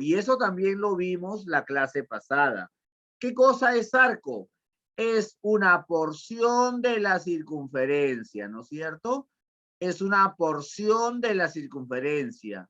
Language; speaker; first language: Spanish; native; Spanish